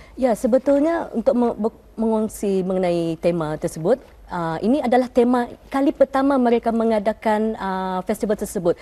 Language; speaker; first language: Malay; native; Malay